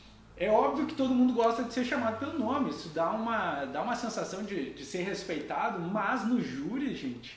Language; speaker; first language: Portuguese; native; Portuguese